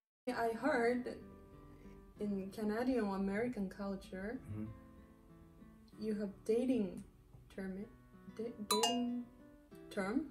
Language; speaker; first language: English; non-native, learner; Japanese